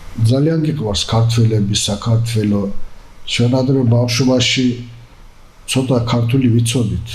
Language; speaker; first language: Georgian; early bilingual, heritage; Georgian